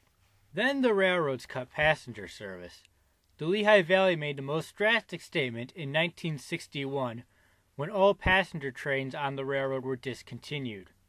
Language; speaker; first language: English; native; English